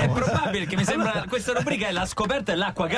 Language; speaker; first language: Italian; native; Italian